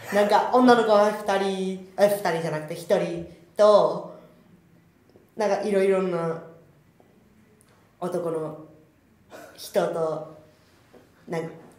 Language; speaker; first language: Japanese; non-native, fluent; Spanish